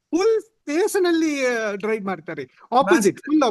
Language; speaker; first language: Kannada; non-native, learner; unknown